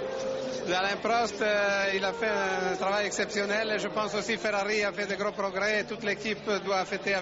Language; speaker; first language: French; non-native, learner; Italian